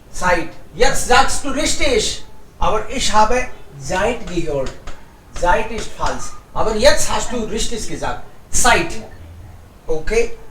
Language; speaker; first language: German; non-native, fluent; Hindi